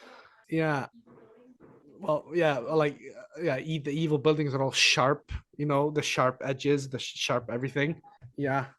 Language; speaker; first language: English; non-native, fluent; Icelandic